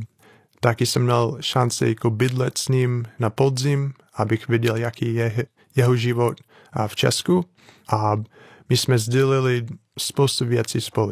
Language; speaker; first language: Czech; non-native, fluent; English